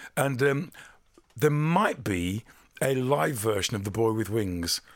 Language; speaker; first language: English; native; English